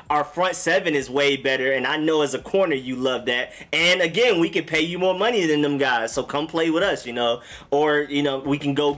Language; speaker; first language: English; native; English